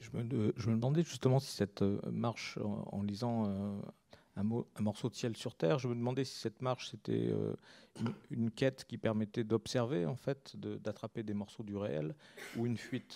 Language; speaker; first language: French; native; French